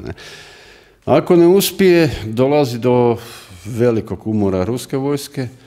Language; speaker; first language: Croatian; native; Croatian